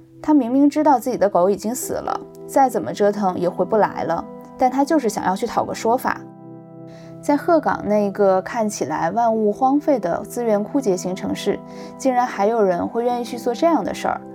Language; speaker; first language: Chinese; native; Chinese